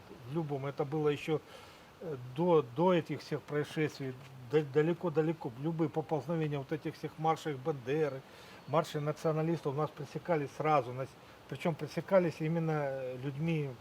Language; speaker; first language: Russian; native; Russian